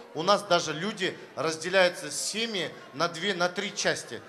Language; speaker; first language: Russian; non-native, local second language; Kazakh